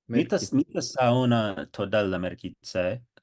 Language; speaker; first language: Finnish; non-native, learner; English